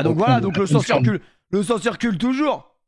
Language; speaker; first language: French; native; French